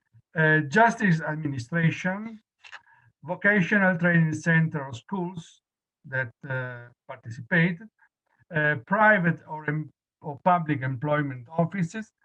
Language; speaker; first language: English; non-native, fluent; Italian